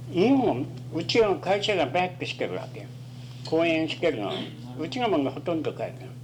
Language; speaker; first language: Japanese; native; Japanese